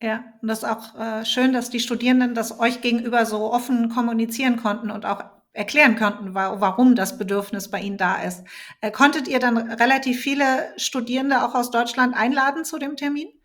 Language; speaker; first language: German; native; German